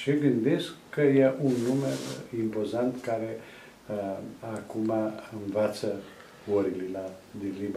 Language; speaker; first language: Romanian; non-native, local second language; Serbian